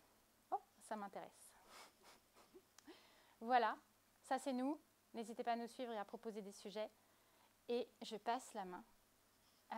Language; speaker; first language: French; native; French